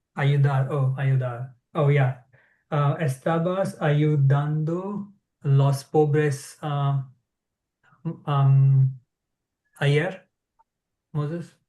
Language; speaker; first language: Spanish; non-native, learner; English